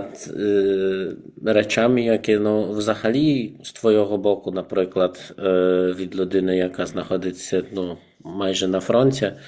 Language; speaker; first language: Ukrainian; non-native, fluent; Polish